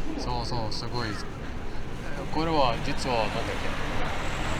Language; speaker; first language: Japanese; non-native, fluent; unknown